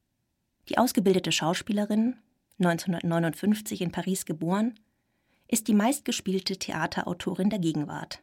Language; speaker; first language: German; native; German